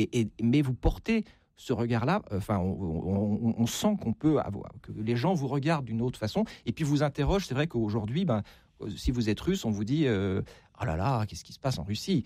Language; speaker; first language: French; native; French